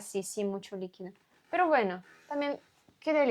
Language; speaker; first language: Spanish; non-native, learner; Russian